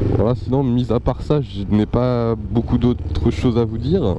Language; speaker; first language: French; native; French